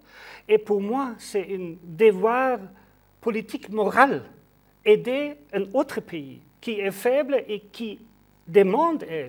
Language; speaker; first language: French; non-native, learner; German